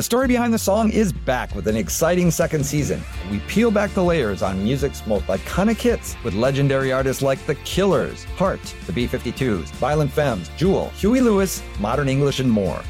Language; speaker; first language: English; native; English